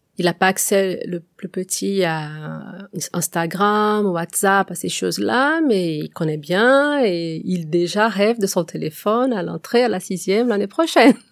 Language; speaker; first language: French; non-native, fluent; Portuguese